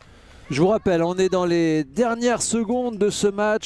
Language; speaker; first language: French; native; French